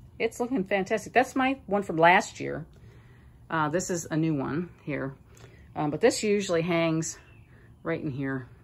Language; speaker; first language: English; native; English